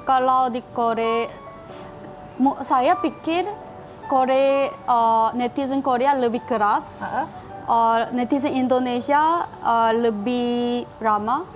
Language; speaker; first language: Indonesian; non-native, fluent; Korean